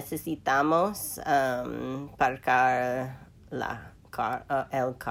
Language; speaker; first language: Spanish; non-native, learner; English